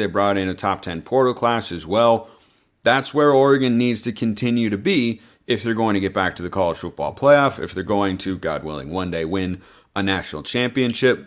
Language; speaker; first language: English; native; English